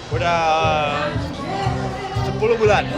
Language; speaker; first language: Indonesian; non-native, learner; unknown